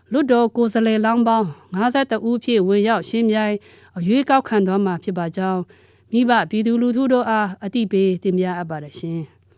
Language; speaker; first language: Burmese; non-native, local second language; Pa'o Karen